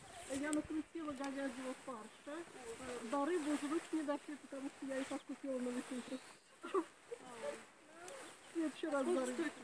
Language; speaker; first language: Russian; native; Russian